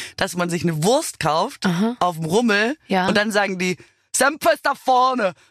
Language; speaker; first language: German; native; German